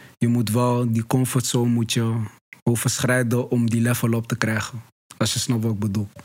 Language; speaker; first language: Dutch; early bilingual, other home language; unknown